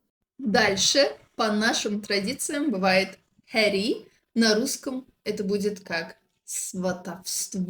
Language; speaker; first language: Russian; non-native, fluent; Azerbaijani